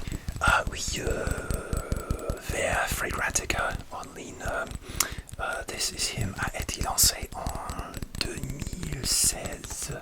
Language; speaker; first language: French; non-native, learner; English